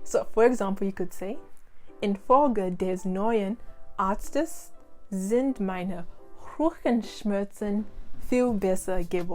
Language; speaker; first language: German; non-native, learner; English